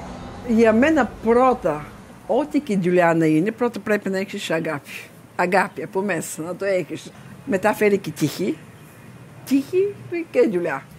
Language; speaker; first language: Greek; non-native, learner; Bulgarian